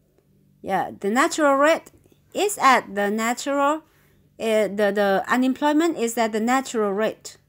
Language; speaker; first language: English; non-native, fluent; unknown